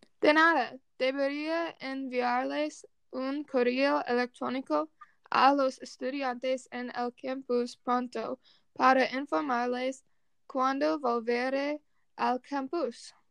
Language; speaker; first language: Spanish; non-native, learner; English